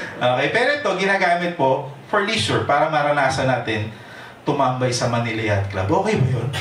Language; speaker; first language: Filipino; native; Filipino